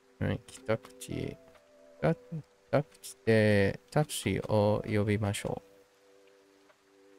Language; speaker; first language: Japanese; non-native, learner; English